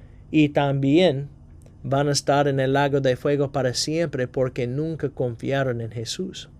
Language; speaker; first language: Spanish; non-native, fluent; English